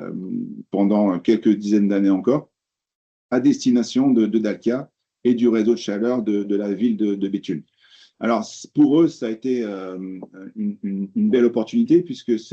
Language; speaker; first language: French; native; French